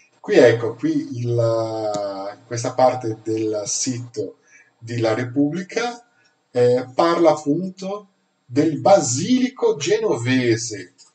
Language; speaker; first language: Italian; non-native, fluent; Portuguese